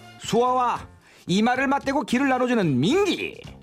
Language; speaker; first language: Korean; native; Korean